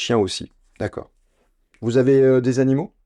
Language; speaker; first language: French; native; French